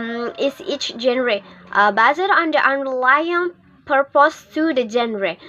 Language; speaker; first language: English; non-native, learner; Indonesian